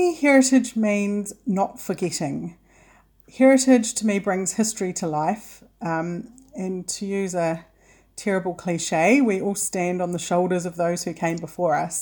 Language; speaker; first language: English; native; English